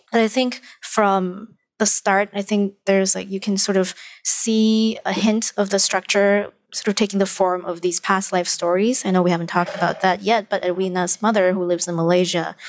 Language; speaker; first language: English; non-native, local second language; Chinese